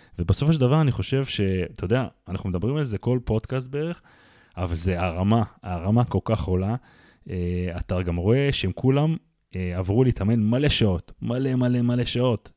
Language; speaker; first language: Hebrew; native; Hebrew